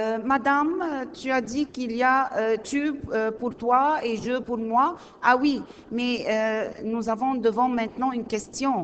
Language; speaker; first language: French; non-native, learner; Arabic